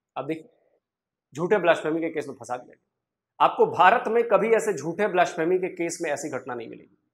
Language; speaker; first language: Hindi; native; Hindi